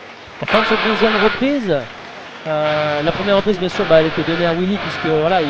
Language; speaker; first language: French; native; French